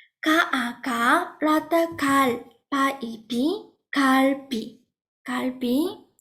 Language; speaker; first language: Korean; non-native, fluent; Burmese